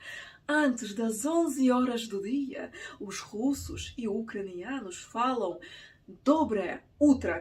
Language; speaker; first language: Portuguese; non-native, fluent; Russian